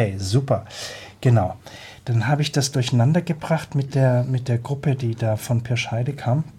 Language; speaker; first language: German; native; German